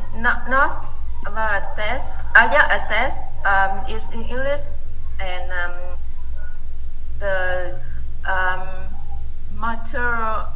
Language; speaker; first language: English; non-native, learner; Vietnamese